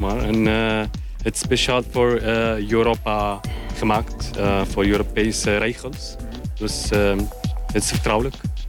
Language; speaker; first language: Dutch; non-native, learner; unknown